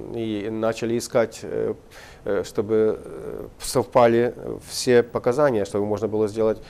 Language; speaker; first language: Russian; non-native, local second language; Ukrainian